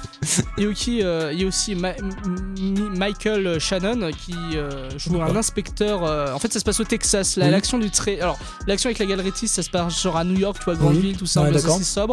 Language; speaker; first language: French; native; French